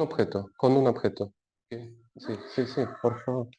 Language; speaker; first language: Spanish; non-native, learner; Russian